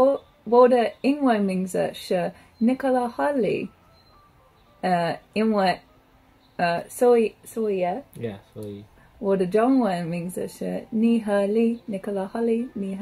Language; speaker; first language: Chinese; non-native, learner; English